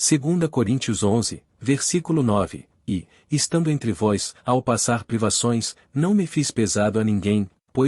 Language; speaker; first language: Portuguese; native; Portuguese